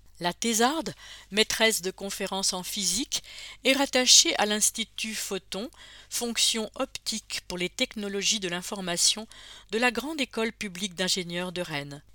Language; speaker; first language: French; native; French